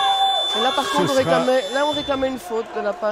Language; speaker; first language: French; native; French